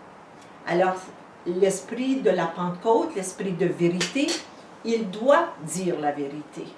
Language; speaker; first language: French; native; French